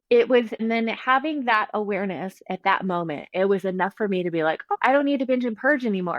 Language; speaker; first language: English; native; English